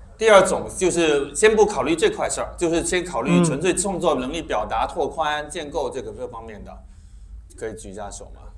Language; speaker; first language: Chinese; native; Chinese